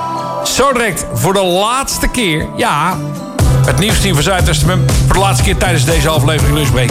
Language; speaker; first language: Dutch; native; Dutch